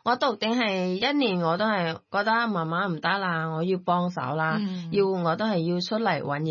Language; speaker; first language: Cantonese; non-native, learner; Thai